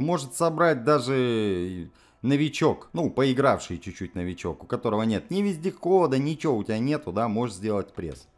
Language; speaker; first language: Russian; native; Russian